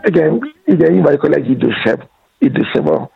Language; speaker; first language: Hungarian; non-native, learner; Yoruba